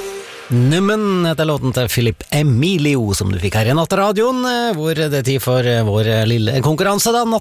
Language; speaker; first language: Norwegian; native; Norwegian